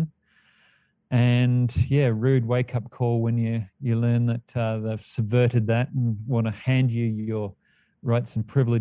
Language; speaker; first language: English; native; English